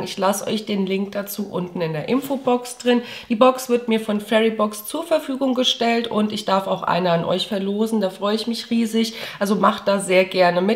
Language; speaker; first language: German; native; German